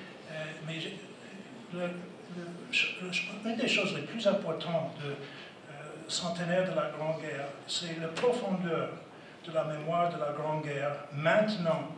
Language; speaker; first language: French; non-native, fluent; English